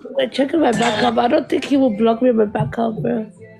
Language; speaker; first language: English; early bilingual, other home language; Spanish